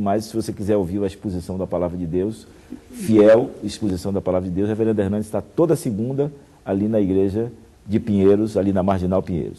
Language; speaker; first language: Portuguese; native; Portuguese